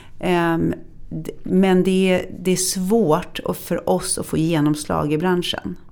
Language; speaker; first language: Swedish; native; Swedish